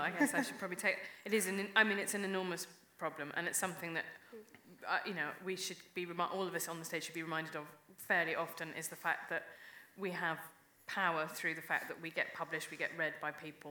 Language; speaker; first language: English; native; English